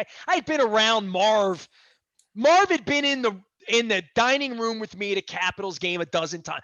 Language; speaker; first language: English; native; English